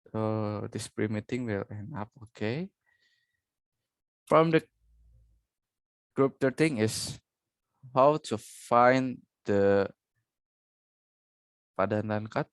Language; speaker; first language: English; non-native, learner; Indonesian